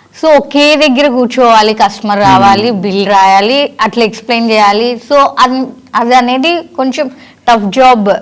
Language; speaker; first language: Telugu; native; Telugu